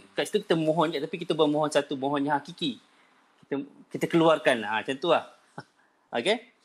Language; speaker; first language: Malay; native; Malay